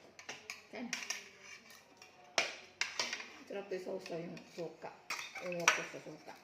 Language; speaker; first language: Filipino; native; Filipino